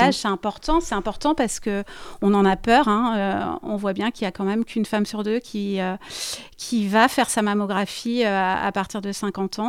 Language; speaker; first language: French; native; French